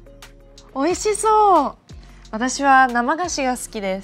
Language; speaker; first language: Japanese; non-native, fluent; English